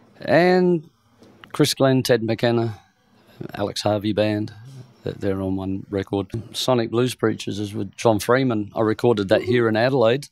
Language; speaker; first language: English; native; English